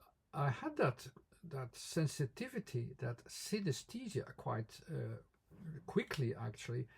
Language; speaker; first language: English; non-native, fluent; Dutch